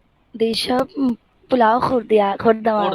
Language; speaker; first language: Persian; non-native, learner; Urdu